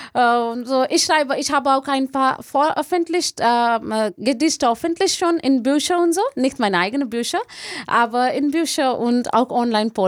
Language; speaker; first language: German; non-native, learner; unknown